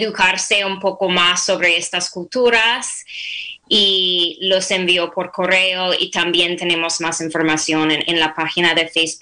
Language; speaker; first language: Spanish; non-native, fluent; English